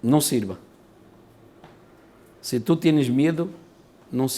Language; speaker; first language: Spanish; non-native, fluent; Portuguese